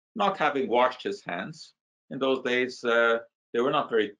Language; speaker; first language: English; non-native, fluent; Hungarian